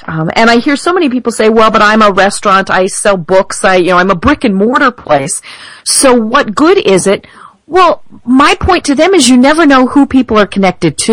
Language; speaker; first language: English; native; English